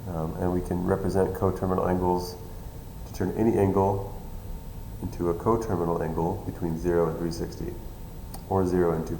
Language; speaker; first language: English; native; English